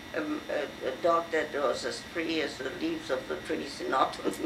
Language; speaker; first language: English; non-native, fluent; French